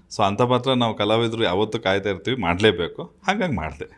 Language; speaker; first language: Kannada; native; Kannada